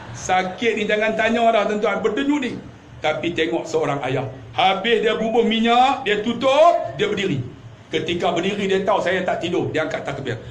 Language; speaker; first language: Malay; native; Malay